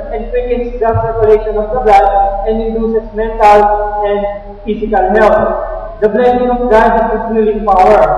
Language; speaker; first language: English; non-native, local second language; Filipino